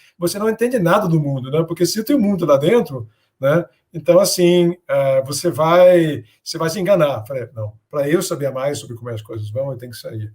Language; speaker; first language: Portuguese; non-native, fluent; Danish